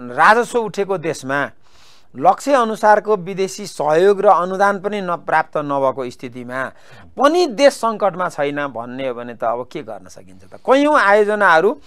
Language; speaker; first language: Nepali; native; Nepali